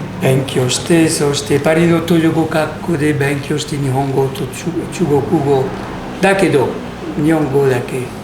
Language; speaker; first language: Japanese; non-native, learner; French